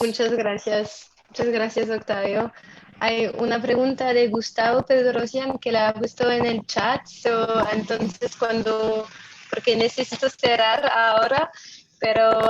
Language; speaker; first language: Spanish; non-native, fluent; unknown